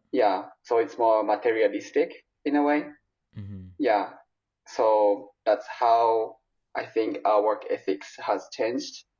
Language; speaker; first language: English; non-native, fluent; Japanese